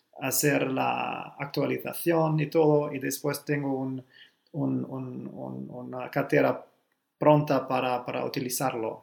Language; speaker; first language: Spanish; non-native, learner; German